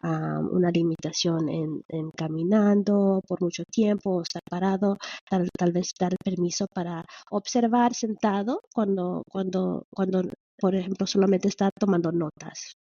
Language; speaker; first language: Spanish; early bilingual, heritage; Spanish